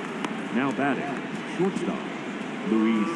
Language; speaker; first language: English; native; English